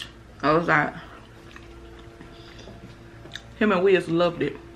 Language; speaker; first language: English; native; English